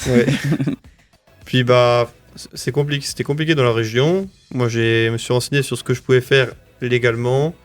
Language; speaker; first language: French; native; French